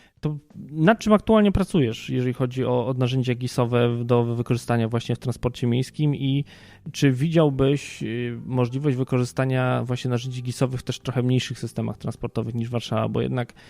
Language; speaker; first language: Polish; native; Polish